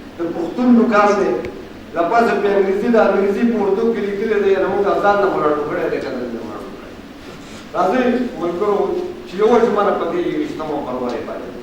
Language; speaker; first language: Pashto; non-native, local second language; Persian